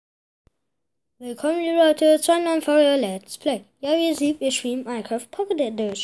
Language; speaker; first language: German; early bilingual, other home language; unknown